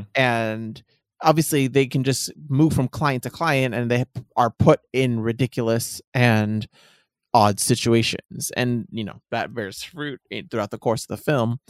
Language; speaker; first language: English; native; English